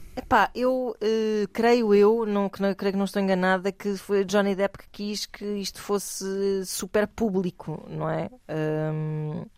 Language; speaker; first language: Portuguese; native; Portuguese